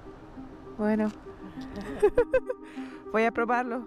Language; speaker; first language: Spanish; non-native, learner; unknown